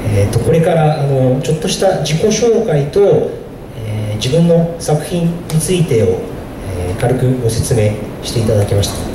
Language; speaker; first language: Japanese; non-native, fluent; Portuguese